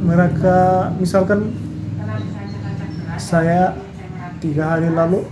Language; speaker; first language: Indonesian; non-native, learner; Turkish